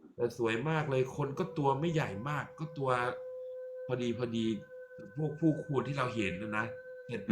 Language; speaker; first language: Thai; native; Thai